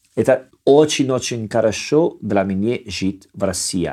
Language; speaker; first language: Russian; non-native, learner; Italian